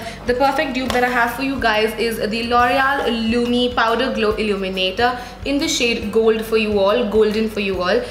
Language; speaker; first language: English; non-native, local second language; Hindi